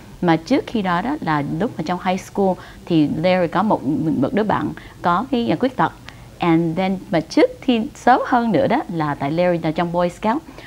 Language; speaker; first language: Vietnamese; early bilingual, heritage; Vietnamese